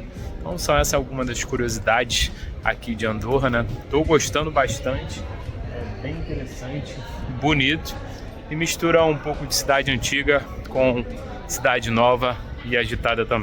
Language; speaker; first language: Portuguese; native; Portuguese